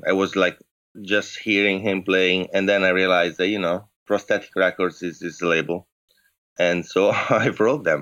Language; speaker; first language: English; non-native, fluent; Italian